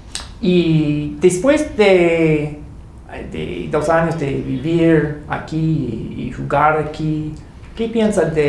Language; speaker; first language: Spanish; non-native, learner; English